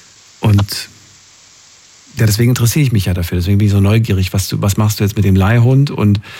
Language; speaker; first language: German; native; German